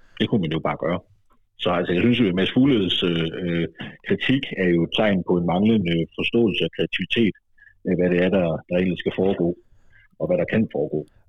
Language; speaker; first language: Danish; native; Danish